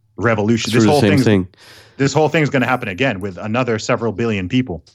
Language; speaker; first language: English; early bilingual, other home language; Arabic